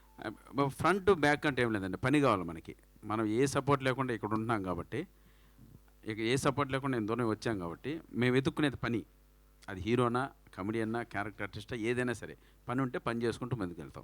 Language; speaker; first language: Telugu; native; Telugu